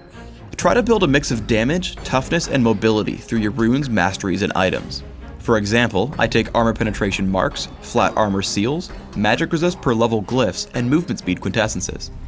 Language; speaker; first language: English; native; English